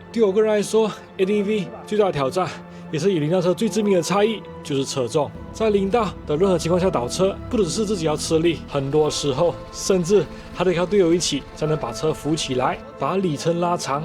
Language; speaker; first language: Chinese; native; Chinese